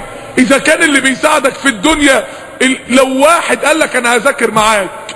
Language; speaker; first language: Arabic; native; Arabic